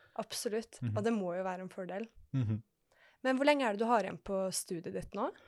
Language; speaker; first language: Norwegian; native; Norwegian